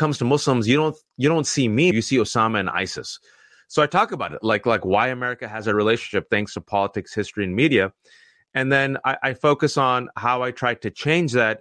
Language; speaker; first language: English; early bilingual, other home language; Urdu